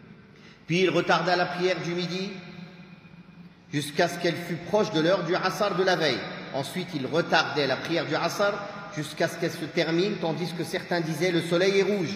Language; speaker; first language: French; native; French